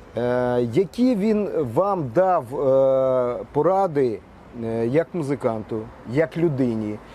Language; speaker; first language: Ukrainian; native; Ukrainian